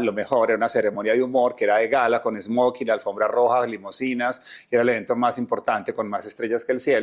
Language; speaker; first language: Spanish; native; Spanish